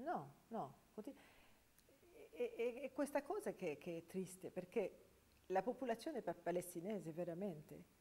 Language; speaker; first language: Italian; non-native, fluent; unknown